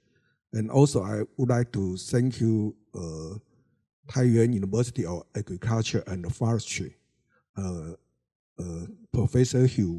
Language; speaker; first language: English; non-native, learner; Chinese